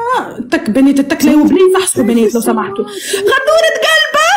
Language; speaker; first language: Arabic; native; Arabic